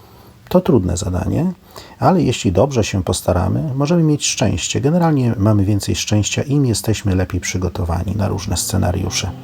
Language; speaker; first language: Polish; native; Polish